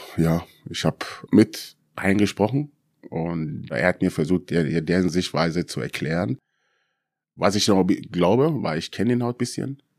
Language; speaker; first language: German; early bilingual, other home language; Akan